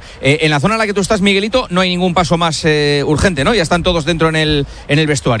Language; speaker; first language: Spanish; native; Spanish